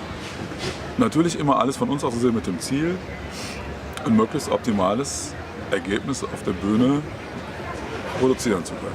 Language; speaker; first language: German; native; German